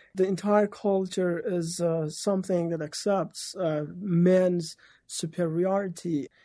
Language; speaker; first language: English; non-native, fluent; Persian